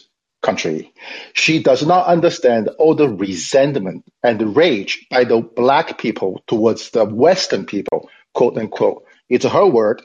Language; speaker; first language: English; non-native, fluent; Chinese